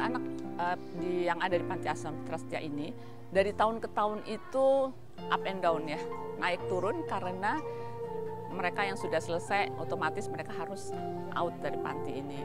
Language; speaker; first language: Indonesian; native; Indonesian